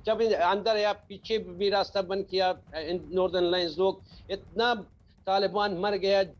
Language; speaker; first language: Hindi; non-native, learner; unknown